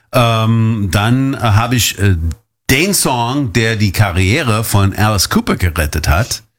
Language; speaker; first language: German; non-native, fluent; English